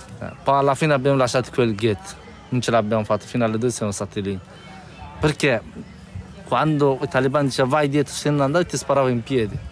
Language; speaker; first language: Italian; non-native, fluent; Persian